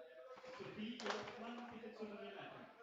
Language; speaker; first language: German; native; German